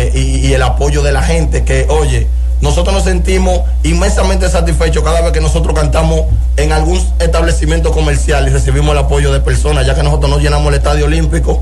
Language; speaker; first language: Spanish; native; Spanish